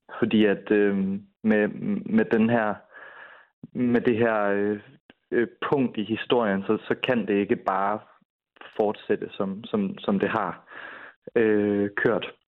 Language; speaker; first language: Danish; native; Danish